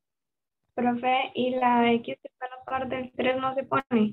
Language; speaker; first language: Spanish; native; Spanish